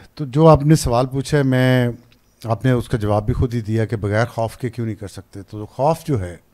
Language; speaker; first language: Urdu; non-native, local second language; Punjabi